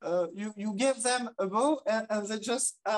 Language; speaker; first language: English; non-native, fluent; French